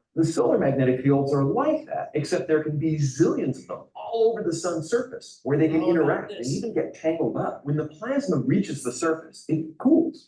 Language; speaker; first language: English; native; English